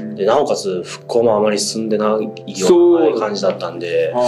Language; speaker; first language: Japanese; native; Japanese